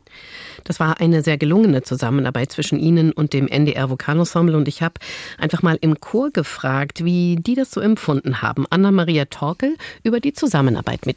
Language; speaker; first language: German; native; German